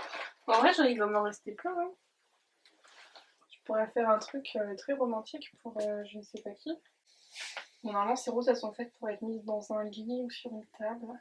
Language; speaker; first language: French; native; French